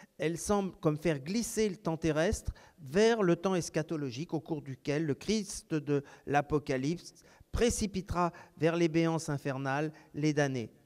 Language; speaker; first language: French; native; French